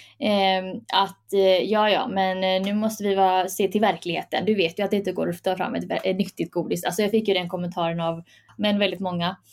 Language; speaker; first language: Swedish; early bilingual, other home language; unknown